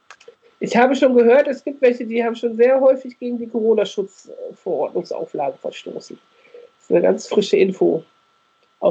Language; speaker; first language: German; native; German